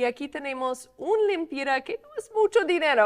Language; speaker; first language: Spanish; non-native, fluent; English